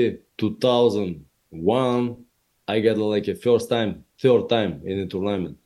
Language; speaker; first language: English; non-native, learner; Russian